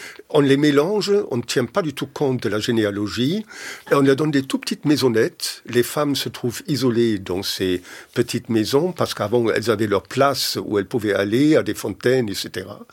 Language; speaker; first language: French; non-native, fluent; German